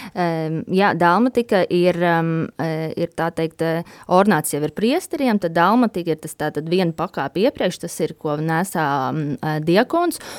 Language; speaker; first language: Latvian; native; Latvian